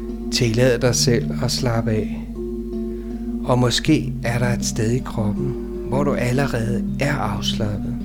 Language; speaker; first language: Danish; native; Danish